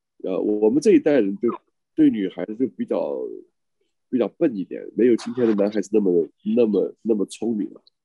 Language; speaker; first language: Chinese; native; Chinese